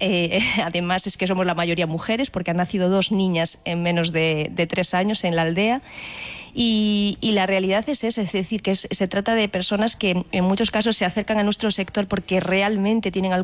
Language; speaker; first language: Spanish; native; Spanish